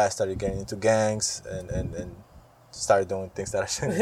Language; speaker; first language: English; non-native, fluent; Spanish